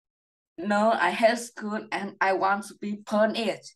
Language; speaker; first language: English; non-native, learner; Vietnamese